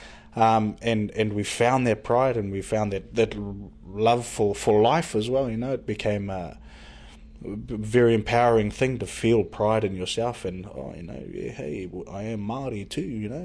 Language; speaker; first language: English; native; English